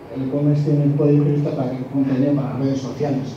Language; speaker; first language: Spanish; non-native, local second language; Basque